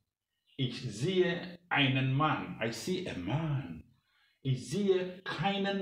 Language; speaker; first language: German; non-native, learner; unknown